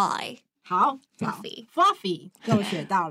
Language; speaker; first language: Chinese; native; Chinese